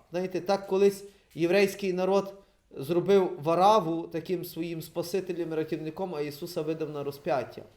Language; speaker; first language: Ukrainian; native; Ukrainian